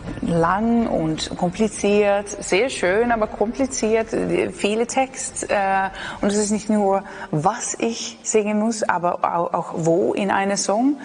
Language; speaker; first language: German; non-native, learner; Dutch